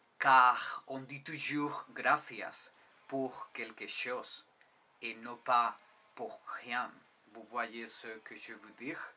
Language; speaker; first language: French; non-native, fluent; Spanish